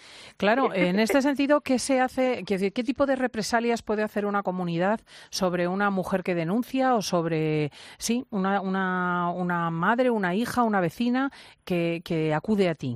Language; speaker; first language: Spanish; native; Spanish